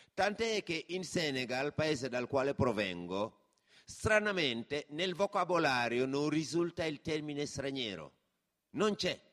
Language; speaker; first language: Italian; non-native, fluent; Wolof